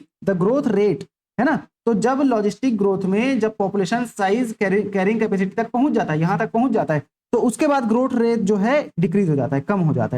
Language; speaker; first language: Hindi; native; Hindi